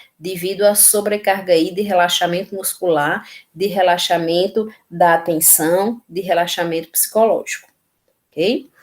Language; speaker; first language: Portuguese; native; Portuguese